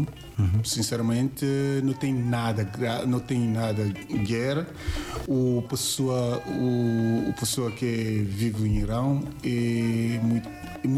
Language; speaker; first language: Portuguese; non-native, learner; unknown